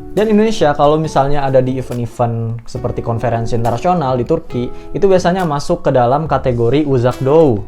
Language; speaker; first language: Indonesian; native; Indonesian